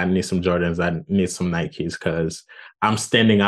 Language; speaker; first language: English; non-native, fluent; Haitian Creole